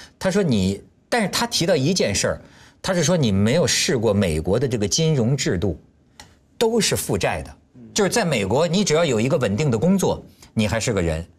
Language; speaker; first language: Chinese; native; Chinese